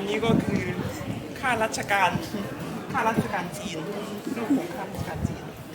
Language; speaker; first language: Thai; non-native, learner; Chinese